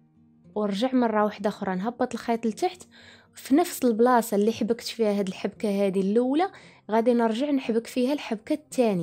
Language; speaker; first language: Arabic; native; Arabic